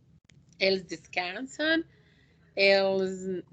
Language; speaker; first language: Portuguese; non-native, learner; Spanish